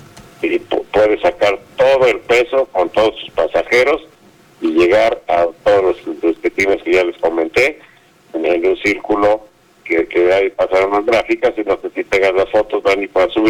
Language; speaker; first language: Spanish; native; Spanish